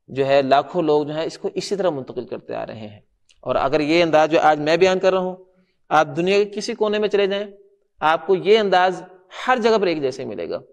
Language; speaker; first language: Urdu; non-native, local second language; Punjabi